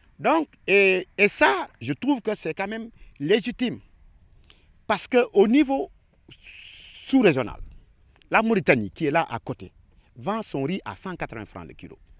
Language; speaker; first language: French; non-native, local second language; Wolof